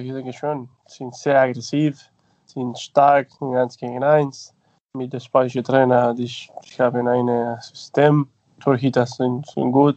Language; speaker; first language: German; non-native, fluent; Spanish